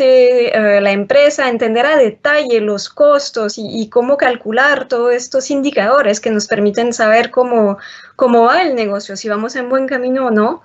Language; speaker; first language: Spanish; non-native, fluent; French